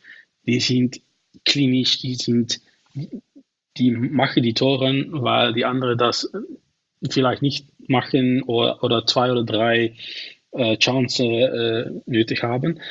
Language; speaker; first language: German; non-native, learner; Dutch